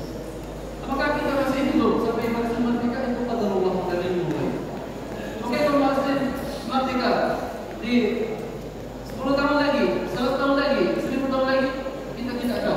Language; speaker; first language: Indonesian; non-native, learner; Arabic